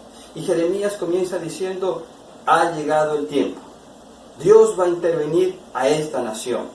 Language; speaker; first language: Spanish; native; Spanish